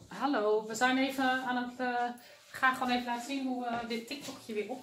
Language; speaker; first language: Dutch; native; Dutch